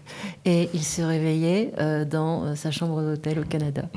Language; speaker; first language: French; native; French